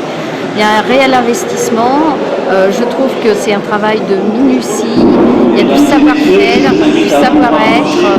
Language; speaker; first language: French; native; French